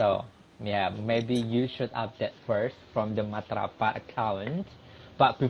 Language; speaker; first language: English; non-native, local second language; Indonesian